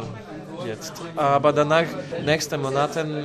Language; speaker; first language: German; non-native, learner; Polish